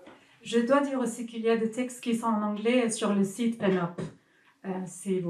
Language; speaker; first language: French; non-native, fluent; Swedish